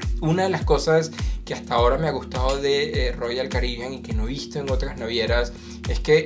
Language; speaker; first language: Spanish; native; Spanish